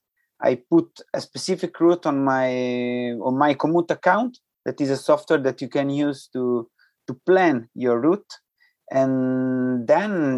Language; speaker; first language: English; non-native, fluent; Italian